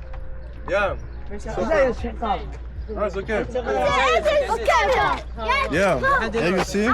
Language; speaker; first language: English; non-native, learner; French